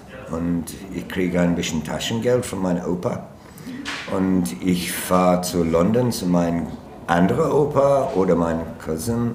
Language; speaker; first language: German; non-native, learner; English